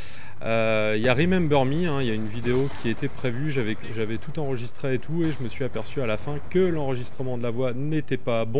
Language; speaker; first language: French; native; French